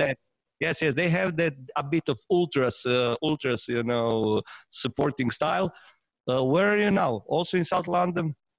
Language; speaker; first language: English; non-native, fluent; Serbian